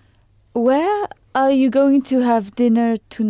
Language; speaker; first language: English; non-native, learner; French